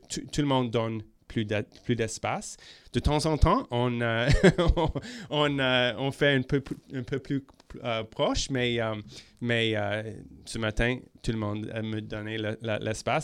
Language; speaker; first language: French; non-native, local second language; English